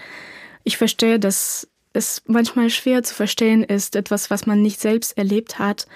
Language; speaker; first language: German; non-native, fluent; Ukrainian